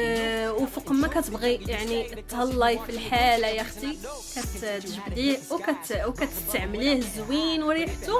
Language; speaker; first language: Arabic; native; Arabic